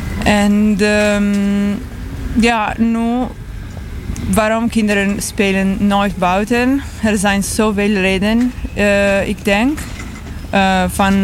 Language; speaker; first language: Dutch; non-native, learner; Italian